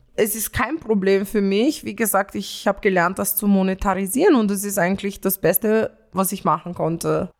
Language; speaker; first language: German; early bilingual, other home language; Romanian